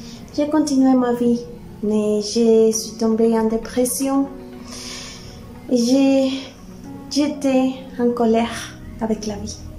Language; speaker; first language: French; non-native, fluent; Spanish